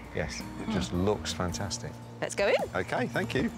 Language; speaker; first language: English; native; English